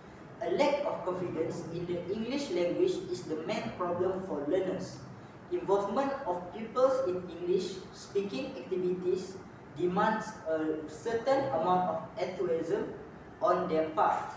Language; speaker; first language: English; non-native, local second language; Malay